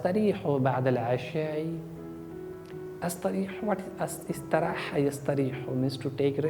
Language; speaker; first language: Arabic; non-native, fluent; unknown